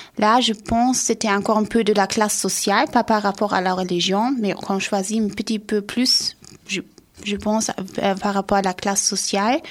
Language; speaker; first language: French; non-native, fluent; German